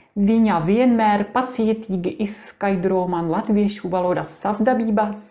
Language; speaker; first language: Latvian; non-native, learner; Czech